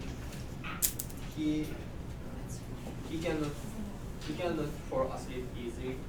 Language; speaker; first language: English; non-native, learner; Japanese